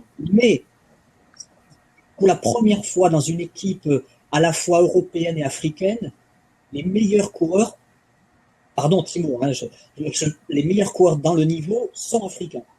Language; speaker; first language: French; native; French